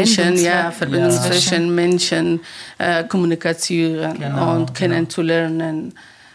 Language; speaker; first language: German; non-native, learner; Persian